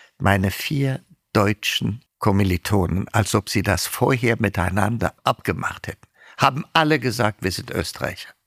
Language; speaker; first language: German; non-native, fluent; Amharic